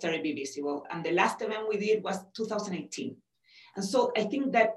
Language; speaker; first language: English; non-native, fluent; Spanish